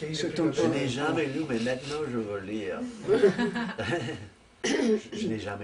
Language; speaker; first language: French; non-native, fluent; English